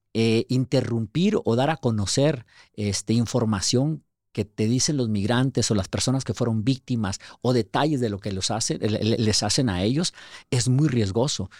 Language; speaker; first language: Spanish; native; Spanish